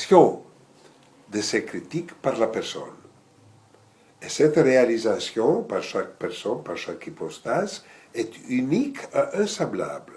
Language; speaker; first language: French; non-native, fluent; Greek